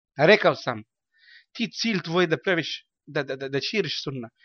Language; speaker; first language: Bosnian; non-native, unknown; Arabic